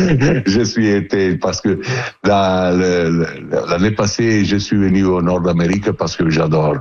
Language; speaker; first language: French; non-native, fluent; Italian